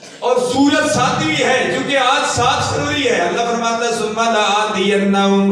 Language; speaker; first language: Urdu; non-native, local second language; Punjabi